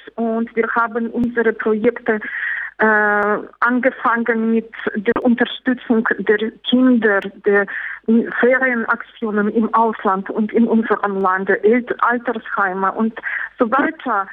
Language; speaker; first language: German; non-native, fluent; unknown